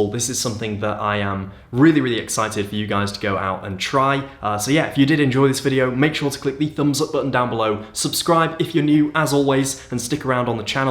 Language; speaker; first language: English; native; English